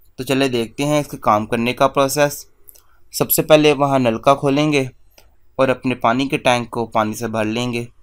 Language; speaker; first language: Urdu; native; Urdu